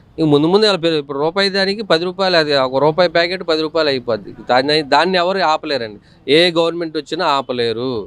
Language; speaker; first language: Telugu; native; Telugu